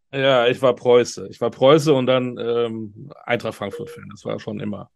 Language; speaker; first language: German; native; German